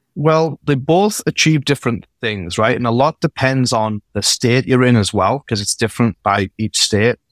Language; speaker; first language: English; native; English